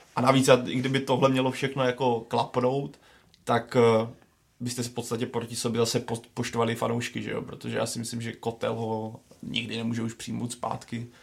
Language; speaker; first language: Czech; native; Czech